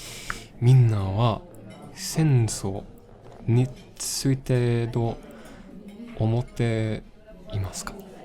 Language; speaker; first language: Japanese; non-native, learner; English